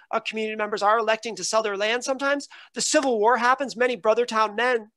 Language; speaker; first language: English; native; English